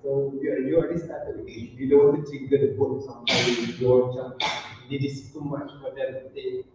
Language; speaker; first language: English; non-native, local second language; Malay